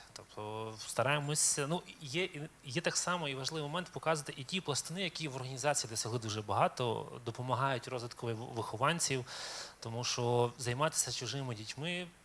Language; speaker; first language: Ukrainian; native; Ukrainian